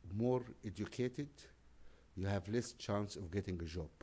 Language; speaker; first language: English; non-native, fluent; Arabic